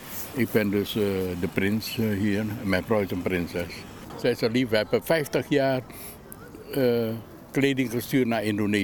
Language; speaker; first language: Dutch; non-native, fluent; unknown